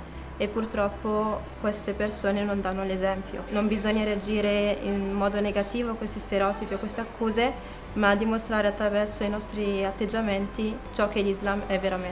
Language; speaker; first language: Italian; early bilingual, other home language; Arabic